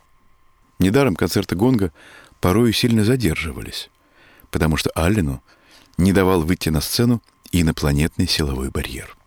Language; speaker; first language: Russian; native; Russian